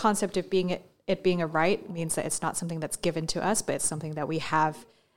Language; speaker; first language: English; non-native, local second language; Cantonese